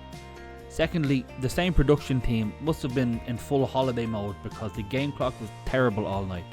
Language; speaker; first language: English; native; English